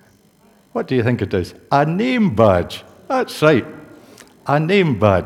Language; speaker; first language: English; native; English